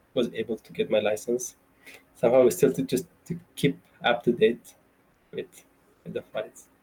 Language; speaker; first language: English; non-native, fluent; Persian